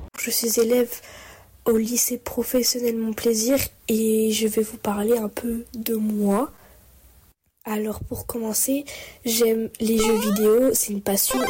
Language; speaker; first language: French; native; French